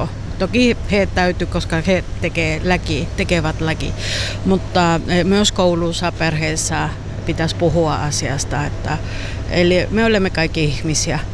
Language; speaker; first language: Finnish; non-native, learner; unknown